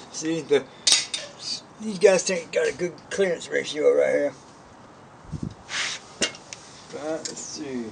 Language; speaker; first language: English; native; English